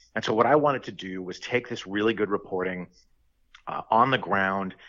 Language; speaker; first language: English; early bilingual, other home language; French